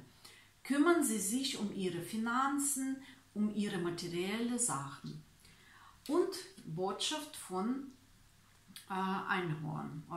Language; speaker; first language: German; non-native, fluent; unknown